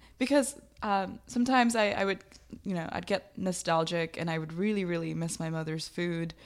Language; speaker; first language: English; early bilingual, other home language; Bangla